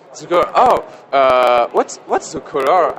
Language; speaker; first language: English; non-native, learner; French